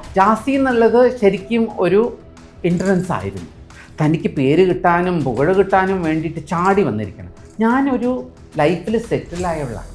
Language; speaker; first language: Malayalam; early bilingual, heritage; Malayalam